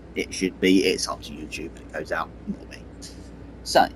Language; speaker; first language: English; native; English